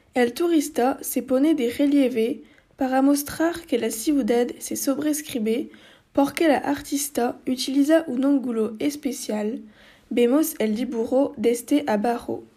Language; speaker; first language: Spanish; non-native, learner; French